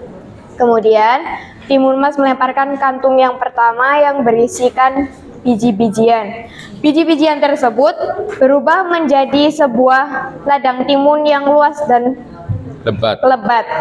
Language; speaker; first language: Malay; non-native, local second language; Javanese